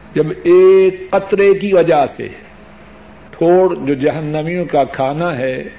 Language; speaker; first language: Urdu; non-native, local second language; Punjabi